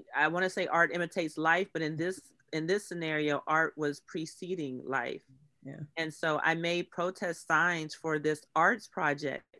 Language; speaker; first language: English; native; English